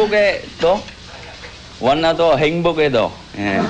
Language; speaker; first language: Korean; non-native, learner; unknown